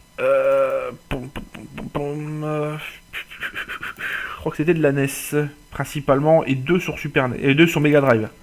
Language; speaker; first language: French; native; French